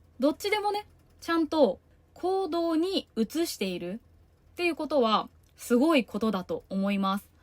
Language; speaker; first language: Japanese; native; Japanese